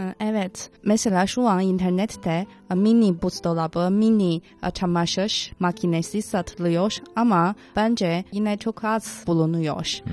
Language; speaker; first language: Turkish; non-native, fluent; Chinese